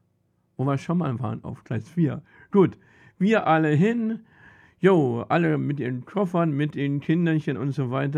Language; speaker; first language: German; native; German